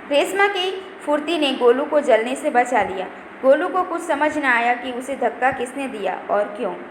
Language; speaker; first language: Hindi; non-native, local second language; Gujarati